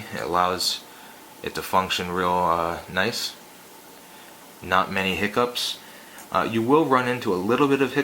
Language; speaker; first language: English; native; English